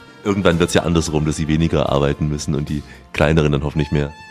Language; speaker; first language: German; native; German